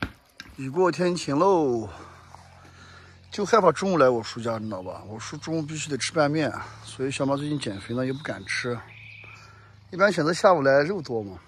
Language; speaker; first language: Chinese; native; Chinese